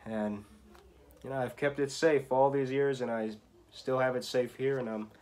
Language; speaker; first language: English; native; English